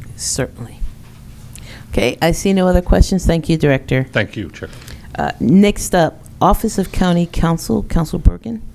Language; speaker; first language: English; native; English